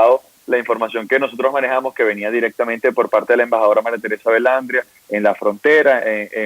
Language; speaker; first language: Spanish; native; Spanish